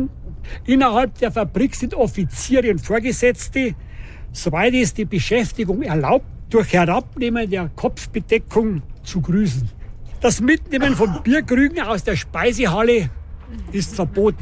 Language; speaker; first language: German; native; German